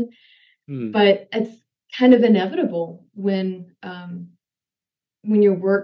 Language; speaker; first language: English; native; English